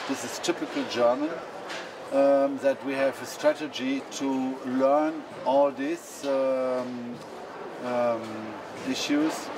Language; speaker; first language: English; non-native, fluent; German